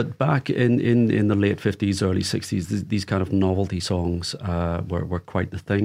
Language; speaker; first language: English; native; English